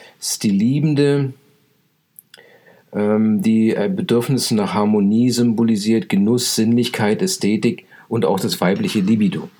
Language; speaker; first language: German; native; German